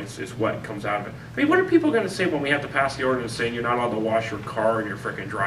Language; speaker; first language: English; native; English